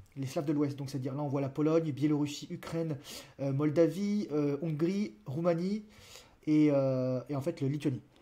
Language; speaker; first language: French; native; French